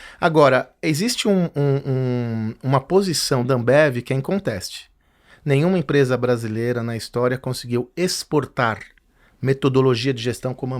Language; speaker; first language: Portuguese; native; Portuguese